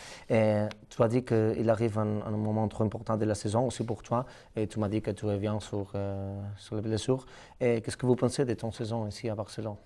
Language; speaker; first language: French; non-native, learner; Catalan